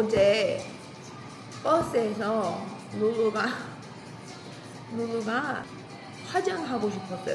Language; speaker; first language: Korean; non-native, learner; English